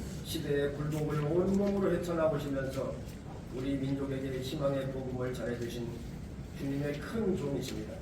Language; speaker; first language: Korean; native; Korean